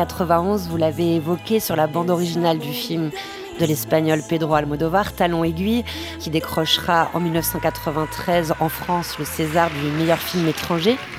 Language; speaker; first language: French; native; French